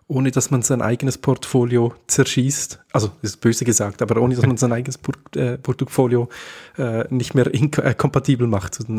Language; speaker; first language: German; native; German